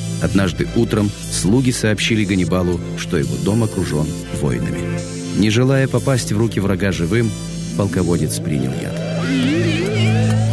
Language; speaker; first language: Russian; native; Russian